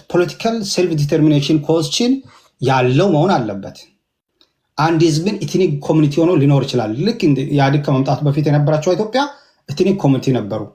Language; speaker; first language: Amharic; non-native, local second language; Hadiyya